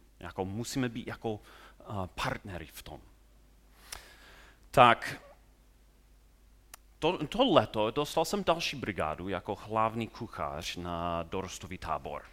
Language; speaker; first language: Czech; non-native, fluent; English